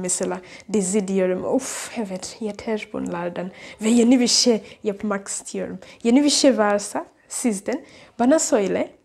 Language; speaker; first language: Turkish; non-native, learner; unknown